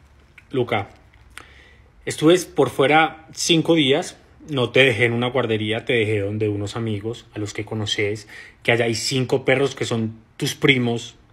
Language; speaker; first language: Spanish; native; Spanish